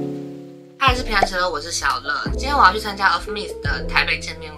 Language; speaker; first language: Chinese; native; Chinese